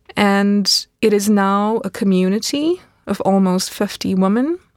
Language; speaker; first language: English; native; English